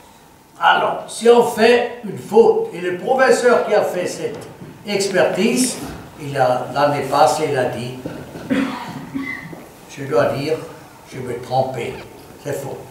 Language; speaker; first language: French; non-native, fluent; German